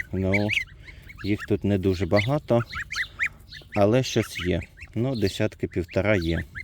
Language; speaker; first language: Ukrainian; non-native, local second language; Russian